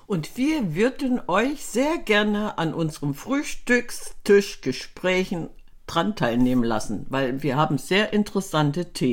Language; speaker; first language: German; native; German